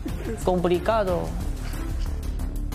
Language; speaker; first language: Spanish; non-native, learner; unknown